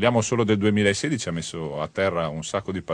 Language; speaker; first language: Italian; native; Italian